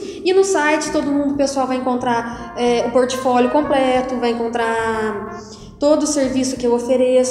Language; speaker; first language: Portuguese; native; Portuguese